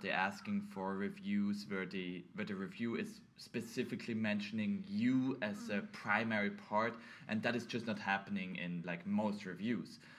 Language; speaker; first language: English; non-native, fluent; German